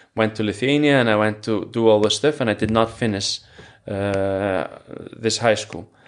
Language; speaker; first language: English; non-native, fluent; Icelandic